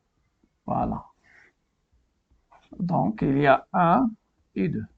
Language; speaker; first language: French; non-native, local second language; Arabic